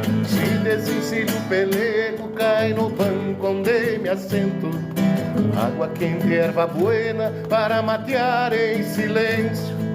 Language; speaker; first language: Portuguese; native; Portuguese